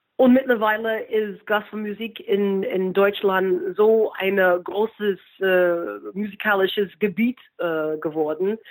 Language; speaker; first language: German; non-native, fluent; English